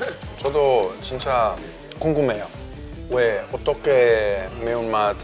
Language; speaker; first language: Korean; non-native, learner; Finnish